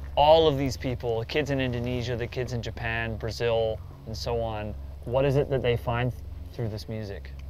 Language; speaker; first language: English; non-native, fluent; Portuguese